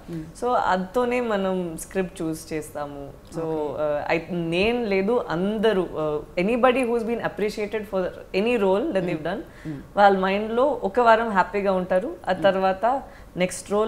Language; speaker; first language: Telugu; non-native, learner; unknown